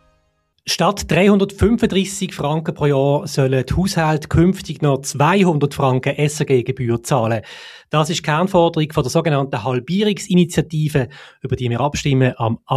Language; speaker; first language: German; native; German